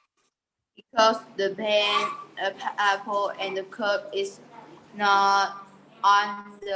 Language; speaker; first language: English; non-native, learner; Vietnamese